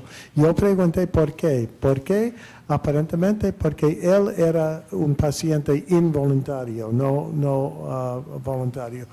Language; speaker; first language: Spanish; non-native, fluent; English